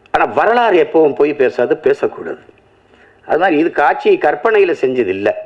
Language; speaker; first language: Tamil; native; Tamil